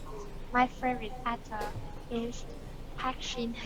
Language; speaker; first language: English; non-native, learner; Vietnamese